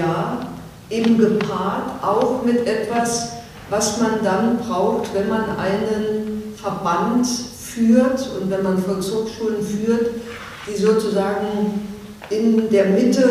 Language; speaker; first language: German; native; German